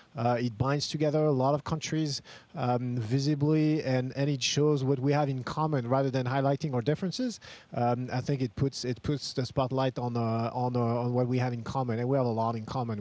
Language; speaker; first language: English; non-native, fluent; French